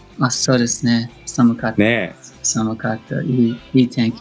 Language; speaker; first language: Japanese; non-native, learner; English